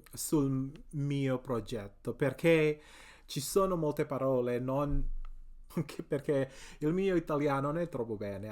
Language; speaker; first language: Italian; non-native, learner; English